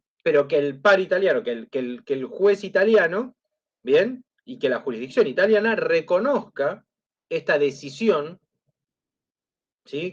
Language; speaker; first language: Spanish; native; Spanish